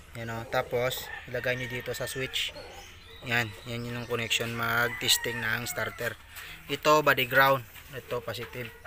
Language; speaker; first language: Filipino; native; Filipino